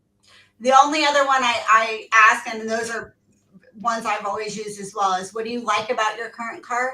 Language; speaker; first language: English; native; English